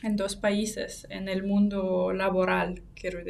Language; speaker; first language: Spanish; non-native, fluent; Russian